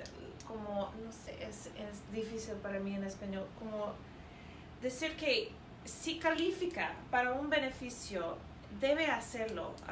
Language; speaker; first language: Spanish; non-native, fluent; English